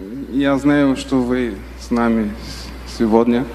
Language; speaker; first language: Russian; non-native, learner; Bulgarian